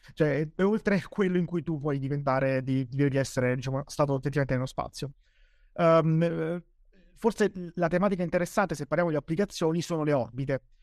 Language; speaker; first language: Italian; native; Italian